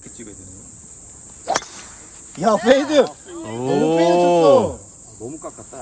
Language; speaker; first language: Korean; native; Korean